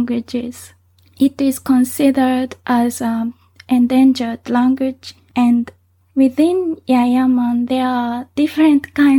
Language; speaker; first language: English; non-native, fluent; Japanese